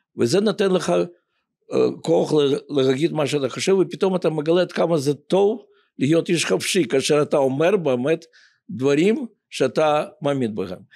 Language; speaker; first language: Hebrew; non-native, fluent; Russian